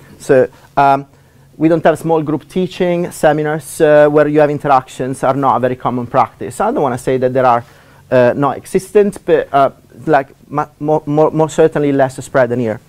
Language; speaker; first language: English; non-native, fluent; Italian